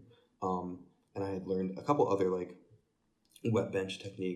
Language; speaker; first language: English; native; English